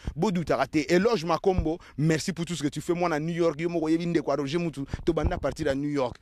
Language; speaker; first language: French; non-native, local second language; Lingala